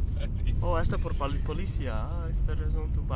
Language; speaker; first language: Spanish; non-native, learner; English